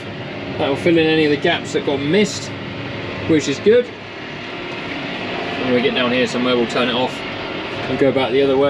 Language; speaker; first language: English; native; English